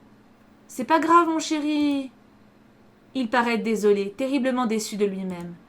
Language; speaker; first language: French; native; French